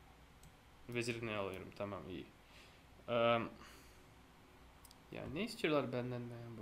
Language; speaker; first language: Turkish; non-native, fluent; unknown